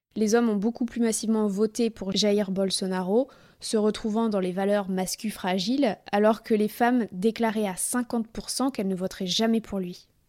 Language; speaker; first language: French; native; French